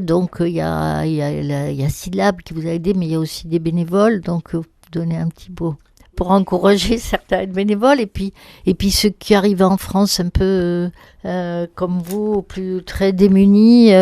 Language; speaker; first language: French; native; French